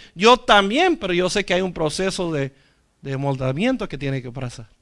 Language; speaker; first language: Spanish; non-native, fluent; English